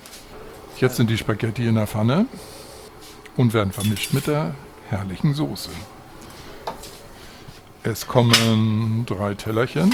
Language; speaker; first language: German; native; German